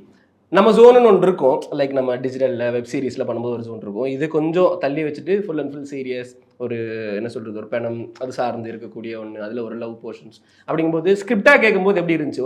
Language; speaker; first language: Tamil; native; Tamil